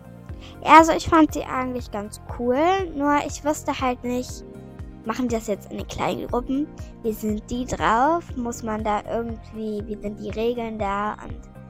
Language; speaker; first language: German; native; German